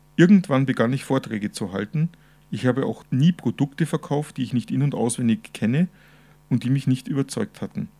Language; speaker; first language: German; native; German